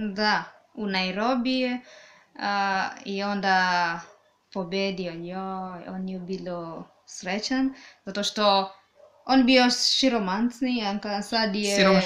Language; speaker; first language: Serbian; native; Serbian